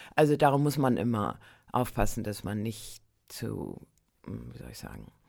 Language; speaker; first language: German; native; German